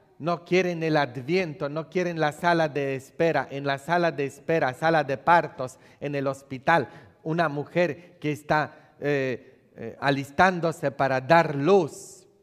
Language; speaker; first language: Spanish; non-native, fluent; Polish